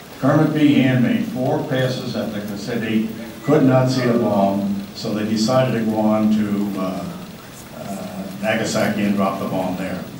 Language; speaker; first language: English; native; English